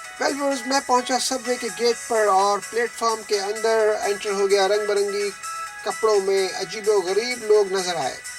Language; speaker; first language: Urdu; native; Urdu